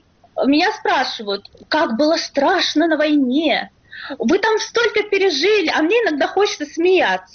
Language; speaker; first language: Russian; native; Russian